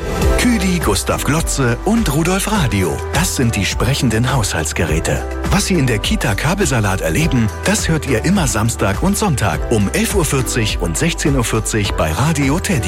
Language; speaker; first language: German; native; German